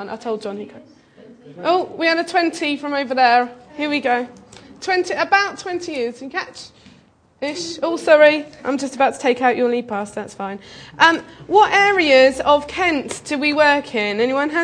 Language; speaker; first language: English; native; English